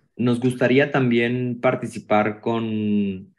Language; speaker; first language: Spanish; native; Spanish